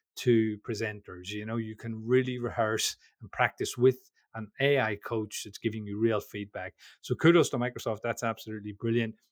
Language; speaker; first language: English; native; English